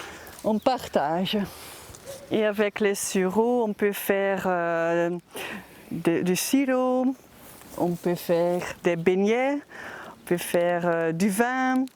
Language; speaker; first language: French; non-native, fluent; Dutch